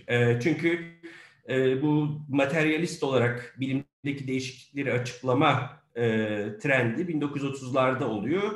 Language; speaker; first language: Turkish; native; Turkish